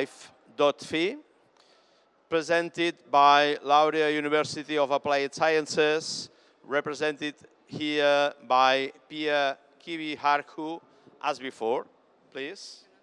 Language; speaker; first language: English; non-native, fluent; Catalan